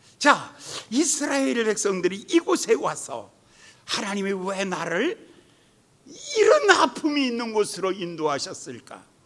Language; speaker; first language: Korean; native; Korean